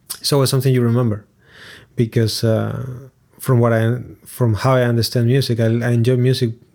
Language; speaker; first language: English; non-native, fluent; Spanish